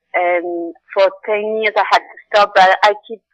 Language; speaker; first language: English; non-native, fluent; Arabic